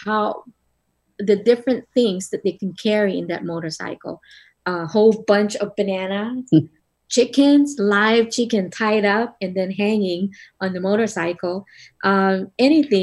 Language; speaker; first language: English; non-native, local second language; Filipino